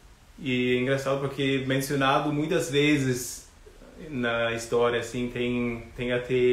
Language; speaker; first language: Portuguese; non-native, fluent; German